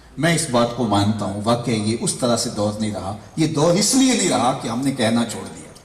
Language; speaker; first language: Urdu; non-native, local second language; Punjabi